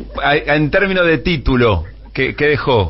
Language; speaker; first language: Spanish; native; Spanish